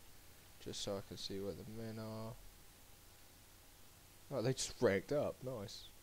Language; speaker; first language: English; native; English